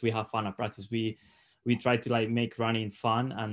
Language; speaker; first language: English; non-native, fluent; Spanish